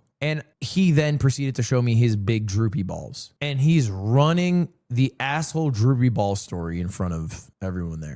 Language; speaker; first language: English; native; English